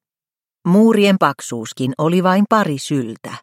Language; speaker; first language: Finnish; native; Finnish